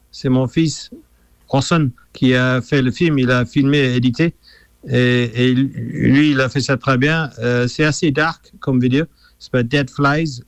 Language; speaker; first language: French; non-native, fluent; English